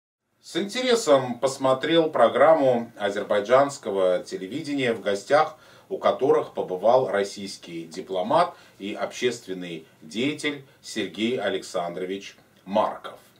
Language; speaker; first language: Russian; native; Russian